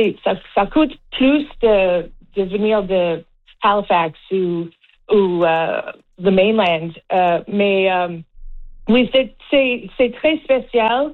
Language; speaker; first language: French; non-native, learner; English